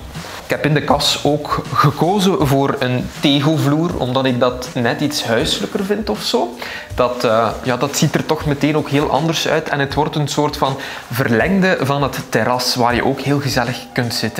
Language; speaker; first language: Dutch; native; Dutch